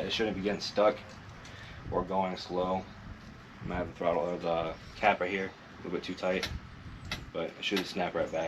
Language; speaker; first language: English; native; English